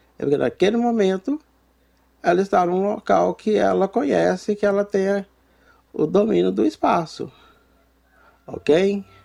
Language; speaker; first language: Portuguese; native; Portuguese